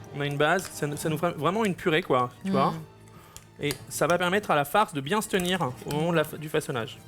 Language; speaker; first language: French; native; French